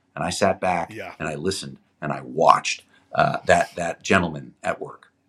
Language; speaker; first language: English; non-native, fluent; Greek